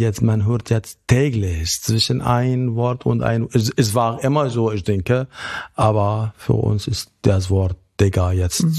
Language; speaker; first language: German; non-native, fluent; Arabic